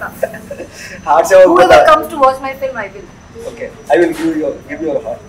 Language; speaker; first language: Telugu; native; Telugu